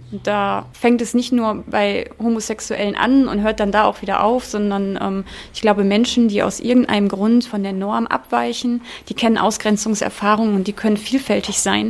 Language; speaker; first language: German; native; German